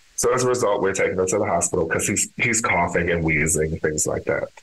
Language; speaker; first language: English; native; English